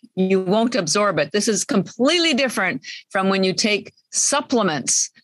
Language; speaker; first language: English; native; English